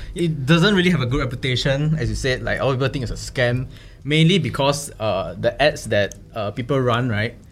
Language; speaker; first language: English; non-native, local second language; Chinese